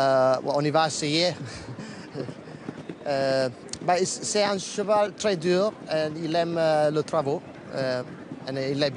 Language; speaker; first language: French; non-native, fluent; Italian